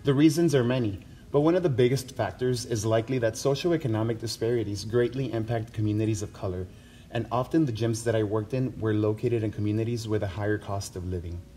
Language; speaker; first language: English; native; English